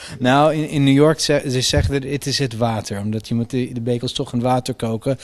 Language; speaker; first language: Dutch; non-native, fluent; English